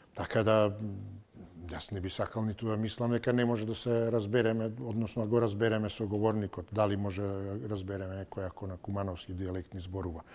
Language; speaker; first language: Macedonian; native; Macedonian